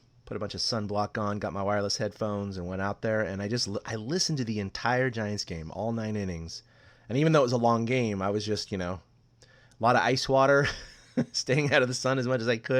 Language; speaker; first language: English; native; English